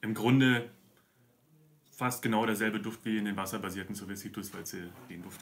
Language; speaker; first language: German; native; German